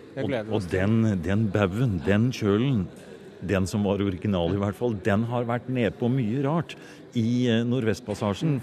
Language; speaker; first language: Norwegian; native; Norwegian